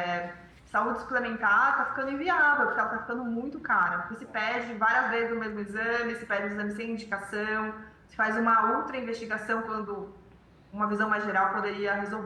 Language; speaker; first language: Portuguese; native; Portuguese